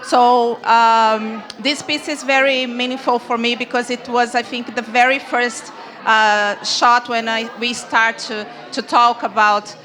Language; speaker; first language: English; non-native, fluent; Portuguese